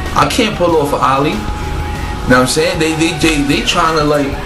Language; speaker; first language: English; native; English